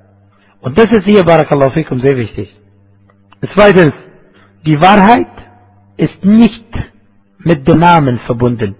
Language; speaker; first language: German; non-native, fluent; Arabic